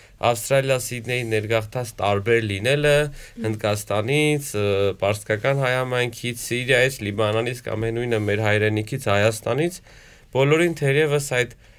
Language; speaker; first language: Armenian; native; Armenian